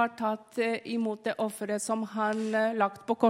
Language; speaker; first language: Norwegian; non-native, fluent; Polish